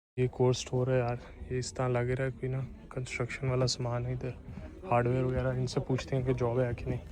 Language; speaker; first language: Urdu; non-native, local second language; Punjabi